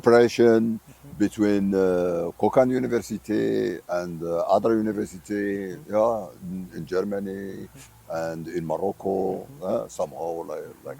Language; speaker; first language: English; non-native, fluent; Arabic